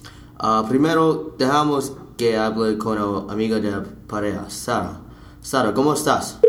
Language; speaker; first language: Spanish; non-native, learner; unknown